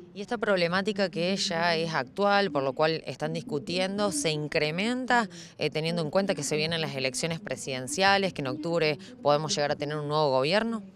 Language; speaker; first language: Spanish; native; Spanish